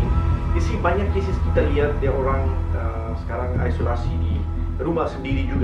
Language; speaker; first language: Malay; non-native, learner; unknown